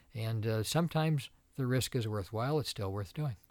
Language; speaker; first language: English; native; English